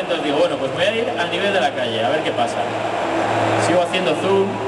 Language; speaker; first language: Spanish; native; Spanish